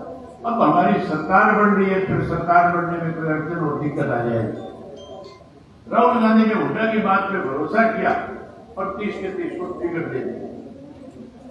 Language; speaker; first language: Hindi; native; Hindi